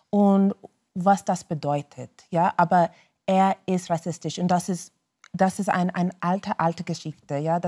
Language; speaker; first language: German; non-native, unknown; English